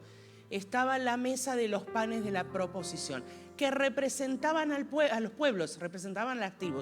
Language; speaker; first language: Spanish; native; Spanish